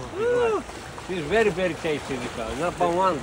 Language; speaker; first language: English; non-native, learner; Greek